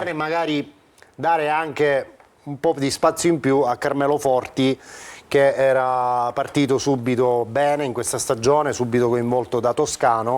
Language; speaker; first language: Italian; native; Italian